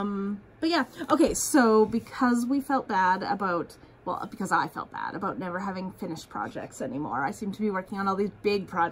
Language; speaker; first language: English; native; English